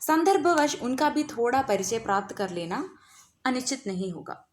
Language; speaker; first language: Hindi; non-native, local second language; Malayalam